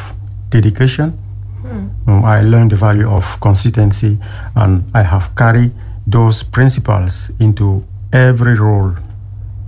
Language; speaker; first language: English; non-native, local second language; French